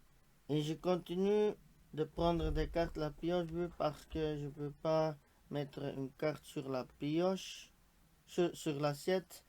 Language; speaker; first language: French; non-native, local second language; Dutch